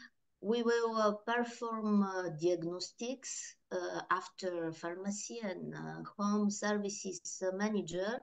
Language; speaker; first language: English; non-native, learner; French